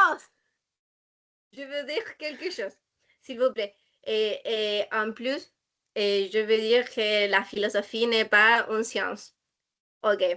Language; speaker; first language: French; non-native, learner; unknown